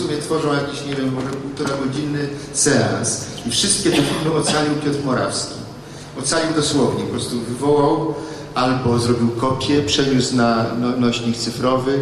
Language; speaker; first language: Polish; native; Polish